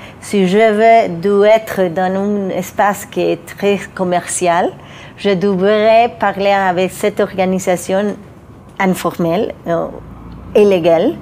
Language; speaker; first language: French; non-native, fluent; Spanish